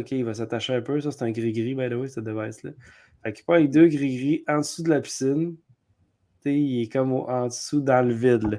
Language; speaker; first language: French; native; French